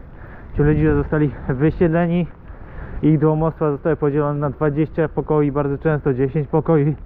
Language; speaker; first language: Polish; native; Polish